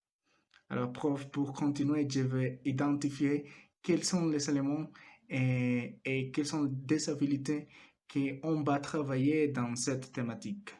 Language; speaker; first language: French; non-native, learner; Spanish